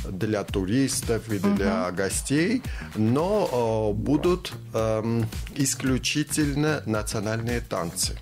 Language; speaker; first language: Russian; non-native, fluent; Armenian